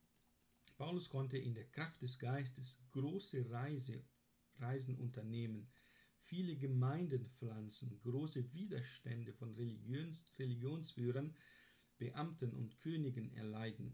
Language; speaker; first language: German; non-native, fluent; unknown